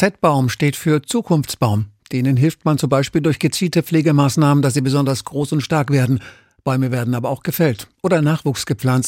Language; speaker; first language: German; native; German